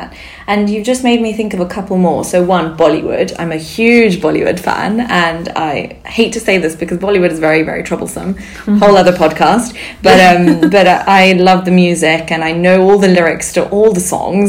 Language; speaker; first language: English; non-native, fluent; Sindhi